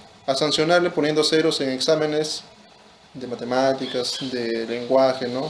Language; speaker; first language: Spanish; native; Spanish